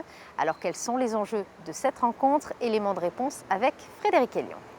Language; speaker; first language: French; native; French